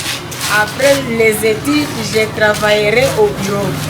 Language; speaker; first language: French; non-native, learner; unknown